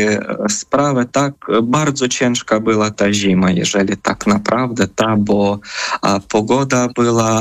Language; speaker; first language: Polish; non-native, fluent; Ukrainian